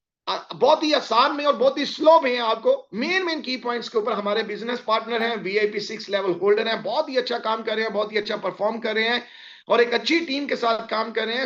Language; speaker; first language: Hindi; native; Hindi